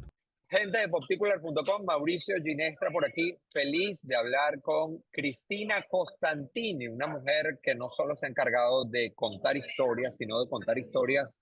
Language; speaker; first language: Spanish; native; Spanish